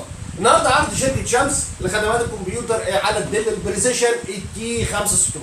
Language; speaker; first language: Arabic; native; Arabic